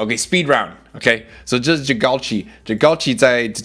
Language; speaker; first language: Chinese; early bilingual, heritage; English